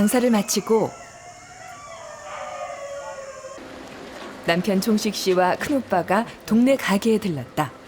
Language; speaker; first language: Korean; native; Korean